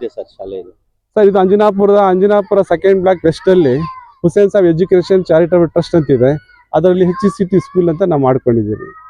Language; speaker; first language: Kannada; non-native, local second language; Urdu